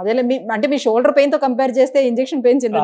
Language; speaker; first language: Telugu; native; Telugu